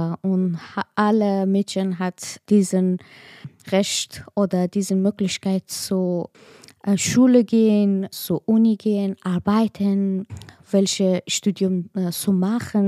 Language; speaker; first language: German; non-native, learner; Persian